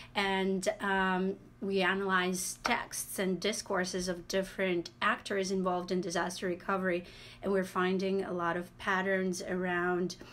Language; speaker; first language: English; non-native, fluent; Latvian